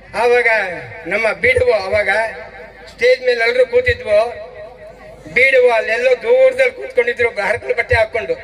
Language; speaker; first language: Kannada; non-native, local second language; Telugu